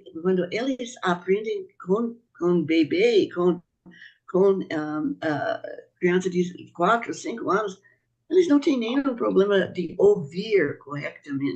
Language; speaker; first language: Portuguese; non-native, fluent; English